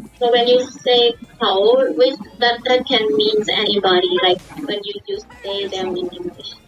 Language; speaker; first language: English; non-native, fluent; Thai